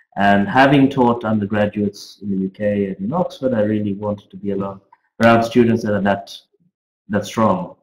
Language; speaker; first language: English; native; English